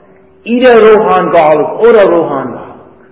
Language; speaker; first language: Hungarian; non-native, fluent; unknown